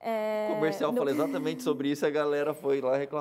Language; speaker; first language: Portuguese; native; Portuguese